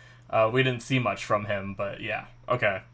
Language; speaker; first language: English; native; English